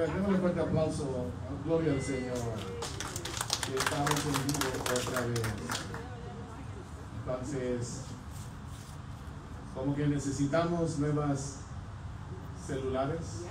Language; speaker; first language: Spanish; non-native, fluent; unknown